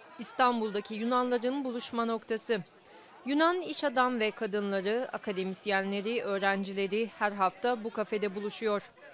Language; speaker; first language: Turkish; native; Turkish